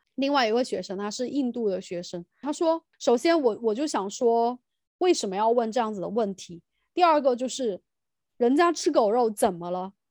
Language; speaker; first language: Chinese; native; Chinese